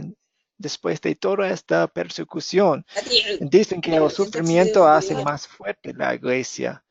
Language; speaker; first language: Spanish; non-native, fluent; English